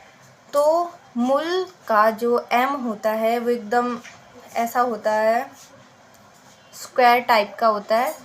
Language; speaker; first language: Hindi; native; Hindi